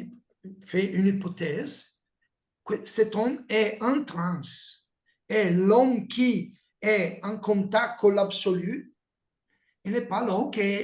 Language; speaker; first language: French; non-native, learner; Italian